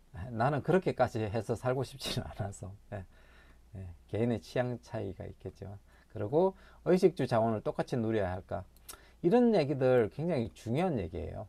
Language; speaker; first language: Korean; native; Korean